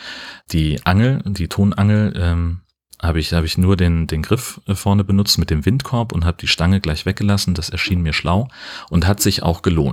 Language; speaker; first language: German; native; German